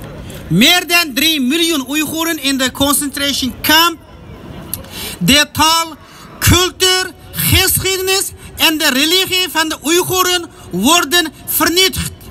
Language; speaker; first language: Dutch; non-native, learner; Uyghur